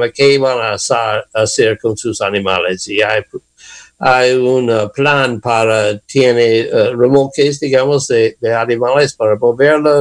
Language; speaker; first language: Spanish; non-native, learner; English